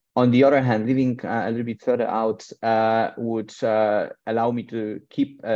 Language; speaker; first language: English; non-native, fluent; Polish